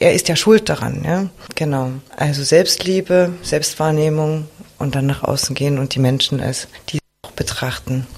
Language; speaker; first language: German; native; German